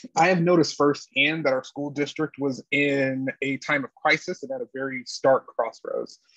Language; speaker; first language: English; native; English